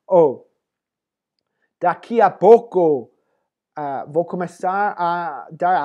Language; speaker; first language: Portuguese; non-native, fluent; English